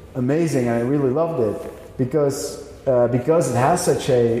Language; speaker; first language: English; non-native, fluent; Dutch